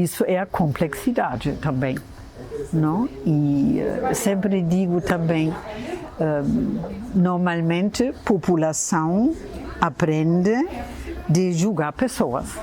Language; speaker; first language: Portuguese; non-native, fluent; German